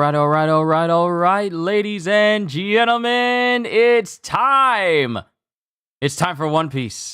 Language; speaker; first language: English; native; English